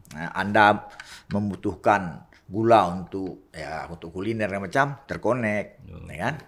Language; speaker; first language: Indonesian; non-native, local second language; Achinese